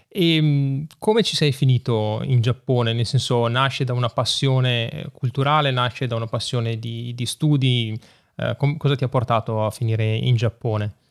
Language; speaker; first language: Italian; native; Italian